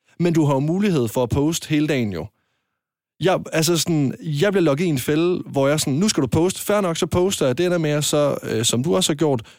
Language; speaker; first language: Danish; native; Danish